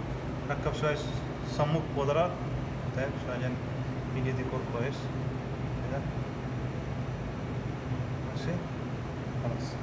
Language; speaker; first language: Arabic; non-native, learner; Urdu